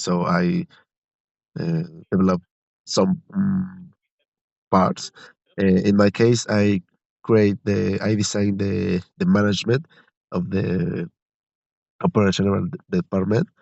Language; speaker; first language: English; non-native, learner; Spanish